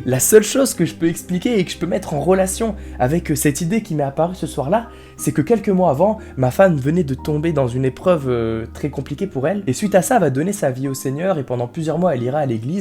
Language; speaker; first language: French; native; French